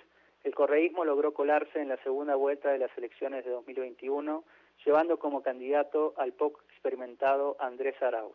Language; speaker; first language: Spanish; native; Spanish